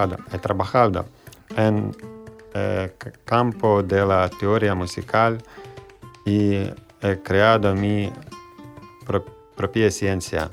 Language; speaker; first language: Spanish; non-native, learner; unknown